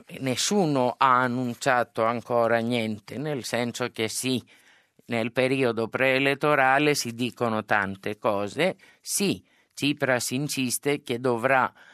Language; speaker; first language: Italian; non-native, fluent; Greek